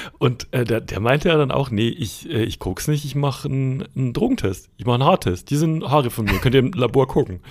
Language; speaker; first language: German; native; German